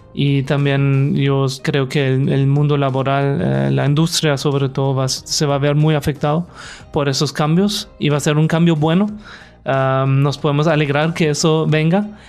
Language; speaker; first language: Spanish; non-native, fluent; German